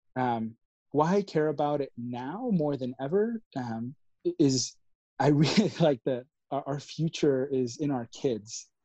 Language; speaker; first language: English; early bilingual, other home language; Spanish